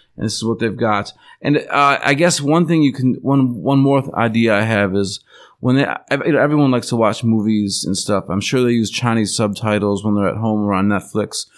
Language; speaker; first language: English; native; English